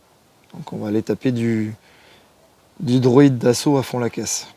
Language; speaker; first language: French; native; French